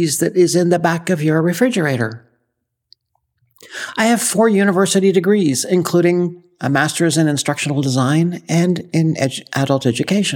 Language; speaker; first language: English; native; English